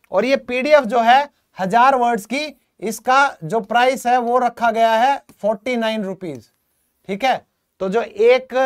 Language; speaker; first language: Hindi; native; Hindi